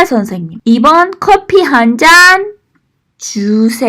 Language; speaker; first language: Korean; non-native, fluent; Persian